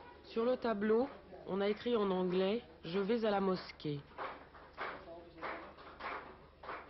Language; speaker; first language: French; native; French